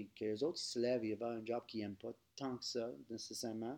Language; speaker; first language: French; non-native, local second language; English